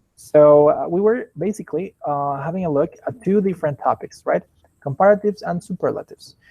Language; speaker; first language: English; non-native, fluent; Spanish